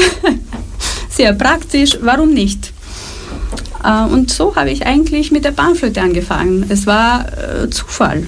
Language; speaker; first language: German; non-native, fluent; Romanian